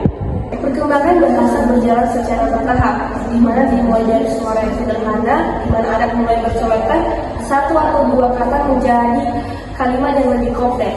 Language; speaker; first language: Indonesian; native; Indonesian